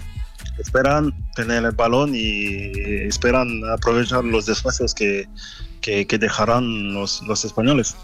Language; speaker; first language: Spanish; non-native, fluent; French